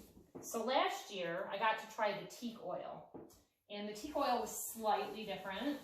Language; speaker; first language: English; native; English